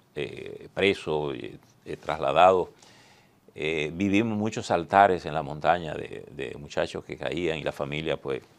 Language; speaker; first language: Spanish; native; Spanish